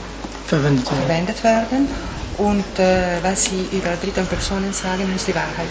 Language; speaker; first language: German; non-native, fluent; Italian